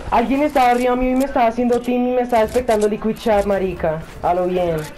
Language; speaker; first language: Spanish; native; Spanish